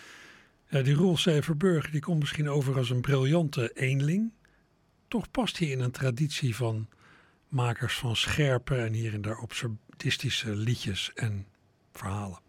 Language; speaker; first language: Dutch; native; Dutch